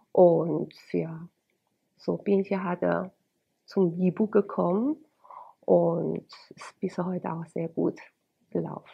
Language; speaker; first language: German; non-native, fluent; Chinese